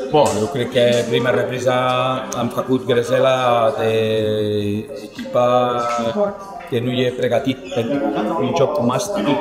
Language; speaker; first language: Romanian; non-native, learner; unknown